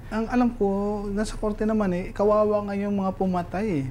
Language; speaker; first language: Filipino; non-native, local second language; Cebuano